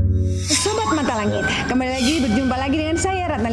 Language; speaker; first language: Indonesian; native; Indonesian